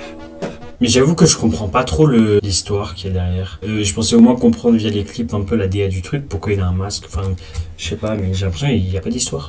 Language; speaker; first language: French; native; French